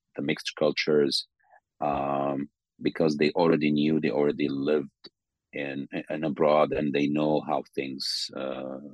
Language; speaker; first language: English; non-native, fluent; Arabic